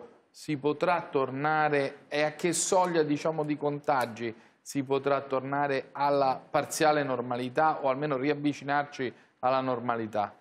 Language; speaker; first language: Italian; native; Italian